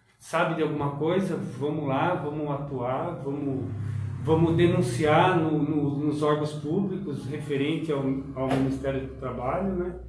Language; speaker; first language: Portuguese; native; Portuguese